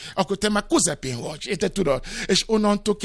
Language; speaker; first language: Hungarian; non-native, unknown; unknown